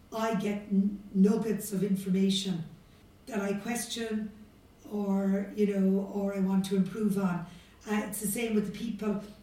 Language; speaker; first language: English; native; English